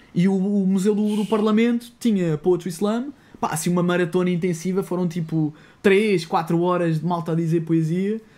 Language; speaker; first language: Portuguese; native; Portuguese